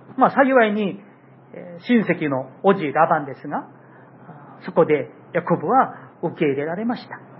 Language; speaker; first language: Japanese; non-native, fluent; Korean